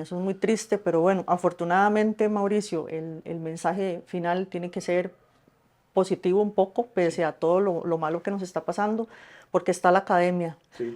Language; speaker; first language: Spanish; native; Spanish